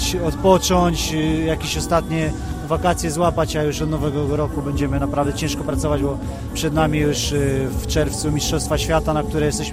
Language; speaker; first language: Polish; native; Polish